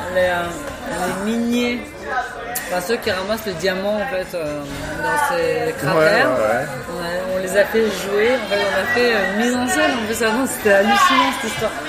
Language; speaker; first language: French; native; French